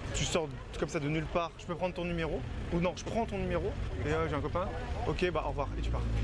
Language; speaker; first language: French; native; French